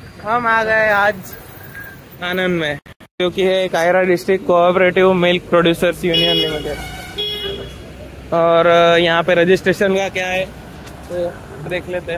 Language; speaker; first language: Hindi; native; Hindi